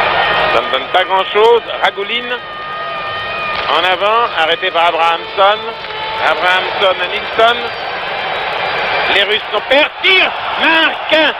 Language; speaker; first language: French; native; French